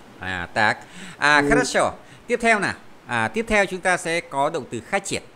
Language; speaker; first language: Vietnamese; native; Vietnamese